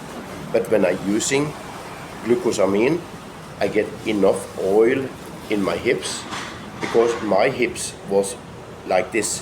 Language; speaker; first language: English; non-native, fluent; Norwegian